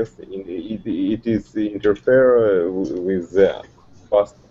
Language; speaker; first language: English; non-native, learner; Russian